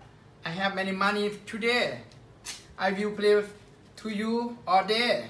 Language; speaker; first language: English; non-native, learner; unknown